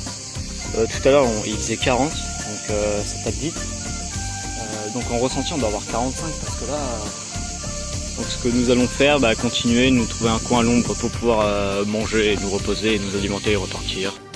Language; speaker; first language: French; native; French